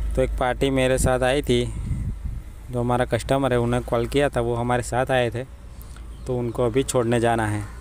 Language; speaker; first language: Hindi; non-native, local second language; Gujarati